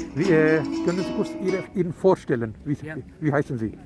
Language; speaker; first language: German; non-native, fluent; Urdu